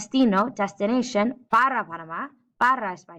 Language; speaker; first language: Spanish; non-native, fluent; English